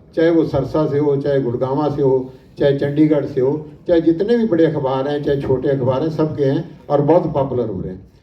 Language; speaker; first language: Hindi; native; Hindi